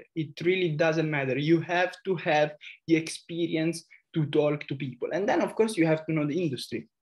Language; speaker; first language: English; non-native, fluent; Italian